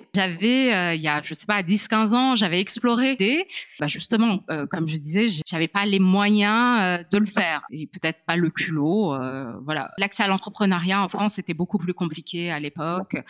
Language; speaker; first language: French; non-native, local second language; Arabic